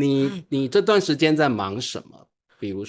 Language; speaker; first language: Chinese; native; Chinese